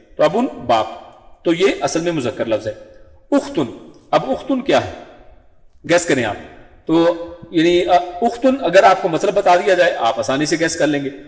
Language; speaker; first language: Urdu; native; Urdu